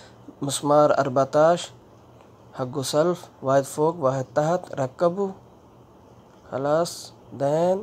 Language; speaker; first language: Arabic; non-native, learner; Urdu